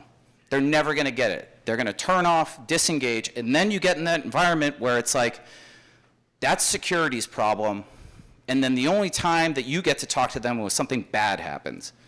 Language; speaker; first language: English; native; English